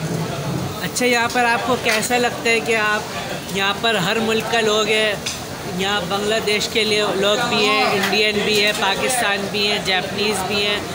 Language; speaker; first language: Hindi; native; Hindi